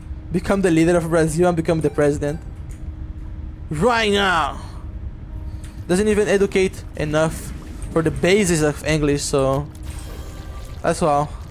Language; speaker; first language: English; non-native, fluent; Portuguese